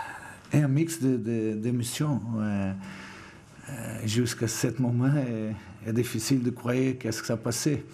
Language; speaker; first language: French; non-native, fluent; Portuguese